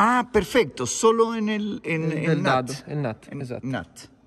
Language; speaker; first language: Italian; non-native, learner; Spanish